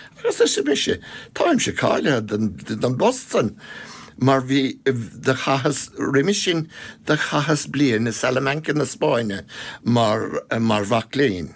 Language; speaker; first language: Irish; non-native, local second language; English